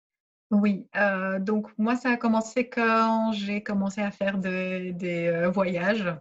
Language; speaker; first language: French; early bilingual, other home language; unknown